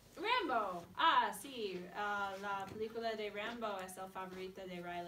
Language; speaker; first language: Spanish; non-native, fluent; English